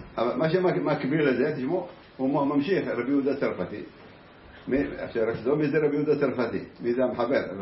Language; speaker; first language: Hebrew; native; Hebrew